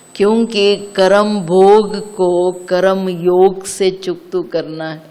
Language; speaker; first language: Hindi; non-native, local second language; Kannada